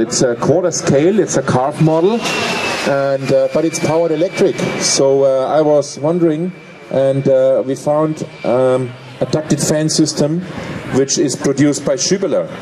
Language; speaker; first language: English; non-native, fluent; German